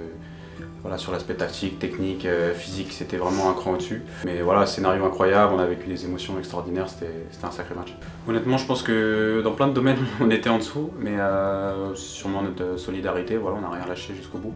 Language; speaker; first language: French; native; French